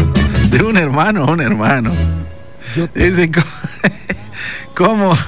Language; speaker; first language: Spanish; native; Spanish